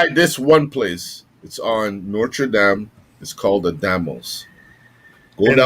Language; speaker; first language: English; native; English